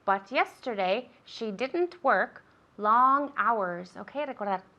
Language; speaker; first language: English; non-native, fluent; Spanish